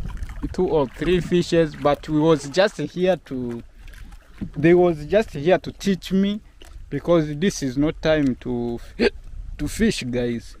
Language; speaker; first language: English; non-native, fluent; Rundi